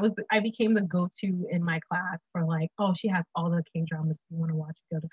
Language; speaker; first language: English; non-native, local second language; Akan